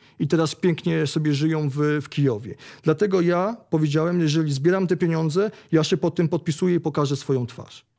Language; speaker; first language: Polish; native; Polish